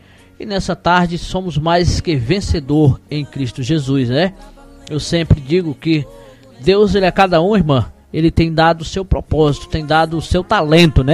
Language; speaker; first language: Portuguese; native; Portuguese